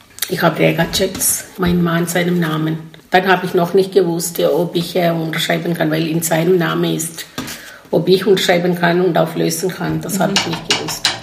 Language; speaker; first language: German; non-native, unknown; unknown